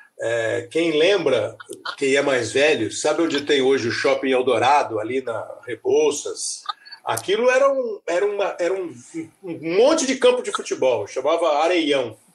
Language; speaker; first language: Portuguese; native; Portuguese